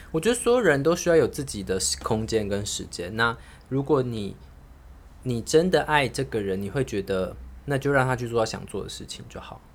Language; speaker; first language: Chinese; native; Chinese